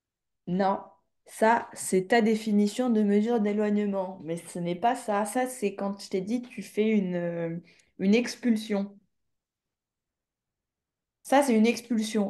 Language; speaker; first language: French; native; French